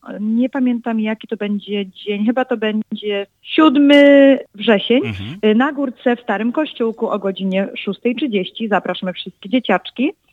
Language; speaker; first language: Polish; early bilingual, heritage; Polish